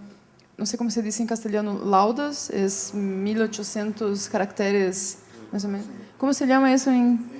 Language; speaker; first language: Spanish; non-native, fluent; Portuguese